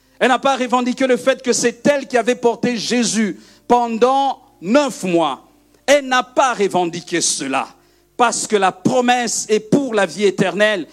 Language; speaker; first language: French; non-native, local second language; Lingala